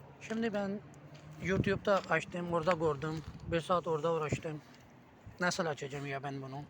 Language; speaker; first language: Turkish; non-native, learner; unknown